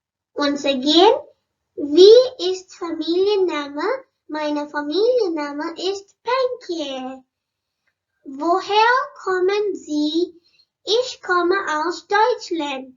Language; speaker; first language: German; non-native, learner; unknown